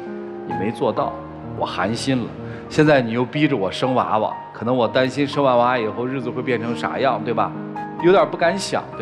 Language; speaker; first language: Chinese; native; Chinese